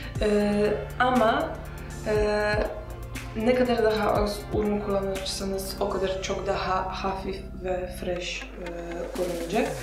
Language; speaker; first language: Turkish; non-native, fluent; Russian